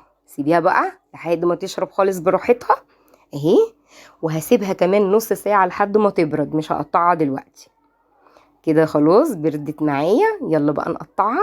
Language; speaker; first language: Arabic; native; Arabic